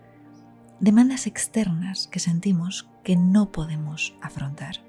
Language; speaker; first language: Spanish; native; Spanish